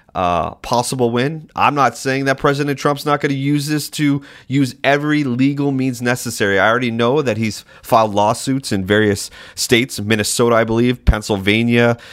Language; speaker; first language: English; native; English